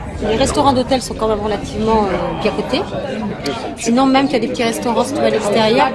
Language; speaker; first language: French; native; French